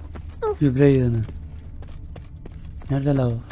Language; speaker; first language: Turkish; native; Turkish